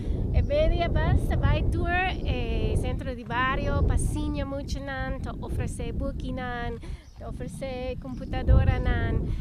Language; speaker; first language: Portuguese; non-native, learner; Papiamento